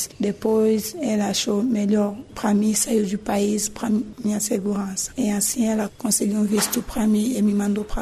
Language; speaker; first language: Portuguese; non-native, fluent; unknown